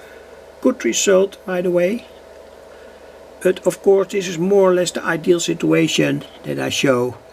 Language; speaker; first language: English; non-native, fluent; Dutch